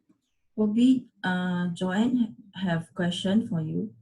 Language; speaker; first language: English; non-native, local second language; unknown